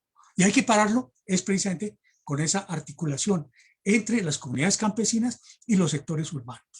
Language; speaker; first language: Spanish; native; Spanish